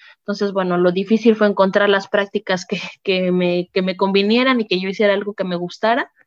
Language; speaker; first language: Spanish; native; Spanish